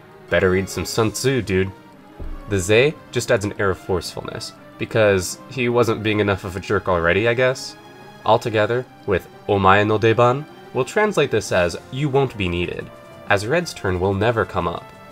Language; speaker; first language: English; native; English